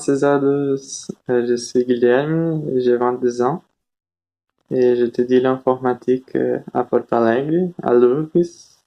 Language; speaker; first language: French; non-native, learner; Portuguese